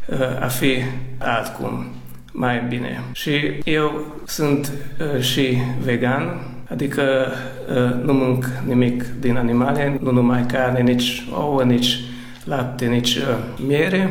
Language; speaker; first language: Romanian; early bilingual, heritage; Romanian